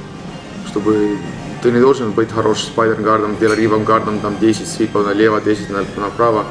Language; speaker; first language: Russian; non-native, learner; Estonian